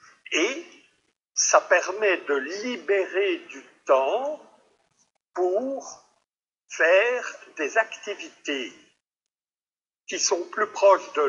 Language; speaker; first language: French; native; French